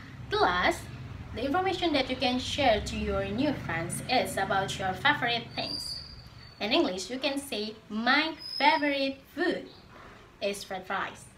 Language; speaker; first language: English; non-native, learner; Indonesian